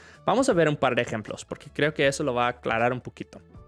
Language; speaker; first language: Spanish; non-native, fluent; English